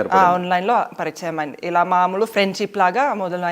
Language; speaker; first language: Telugu; non-native, fluent; Finnish